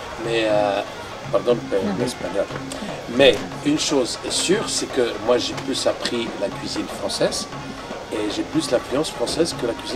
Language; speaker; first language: French; non-native, local second language; Arabic